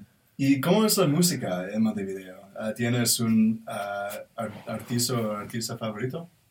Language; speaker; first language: Spanish; non-native, learner; English